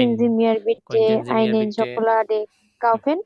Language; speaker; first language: German; non-native, learner; Bangla